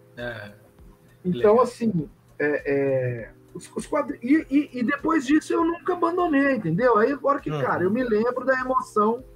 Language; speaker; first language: Portuguese; native; Portuguese